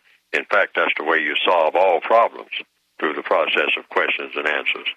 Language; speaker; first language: English; native; English